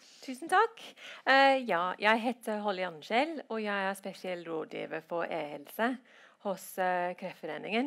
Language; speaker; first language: Norwegian; non-native, fluent; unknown